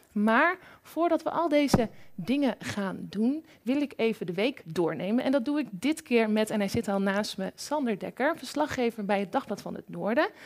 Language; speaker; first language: Dutch; native; Dutch